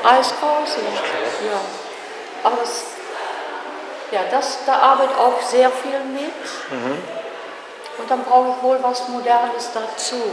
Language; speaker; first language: German; non-native, learner; Dutch